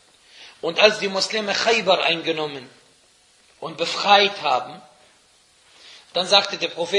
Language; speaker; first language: German; non-native, fluent; Arabic